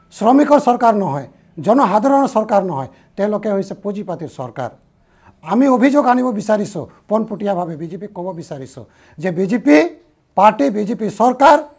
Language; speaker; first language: Assamese; non-native, local second language; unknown